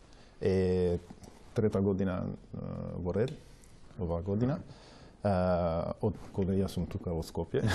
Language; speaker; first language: Macedonian; non-native, local second language; Italian